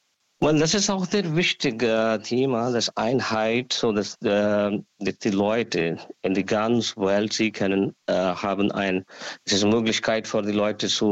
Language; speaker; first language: German; non-native, learner; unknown